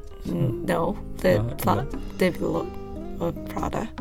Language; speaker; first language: English; non-native, learner; Japanese